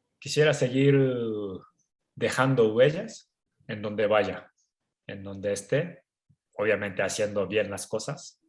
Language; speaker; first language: Spanish; non-native, fluent; Japanese